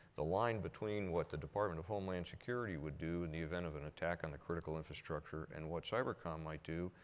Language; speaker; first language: English; native; English